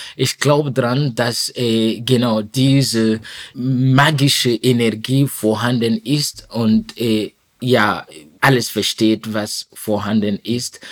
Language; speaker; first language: German; non-native, fluent; Mossi